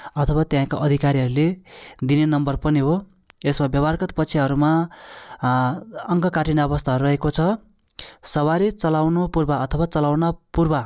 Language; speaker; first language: Nepali; non-native, local second language; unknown